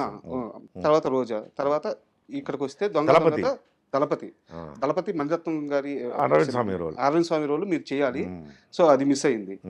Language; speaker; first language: Telugu; native; Telugu